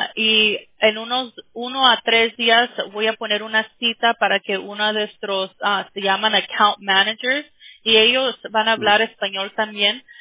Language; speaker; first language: Spanish; early bilingual, heritage; Spanish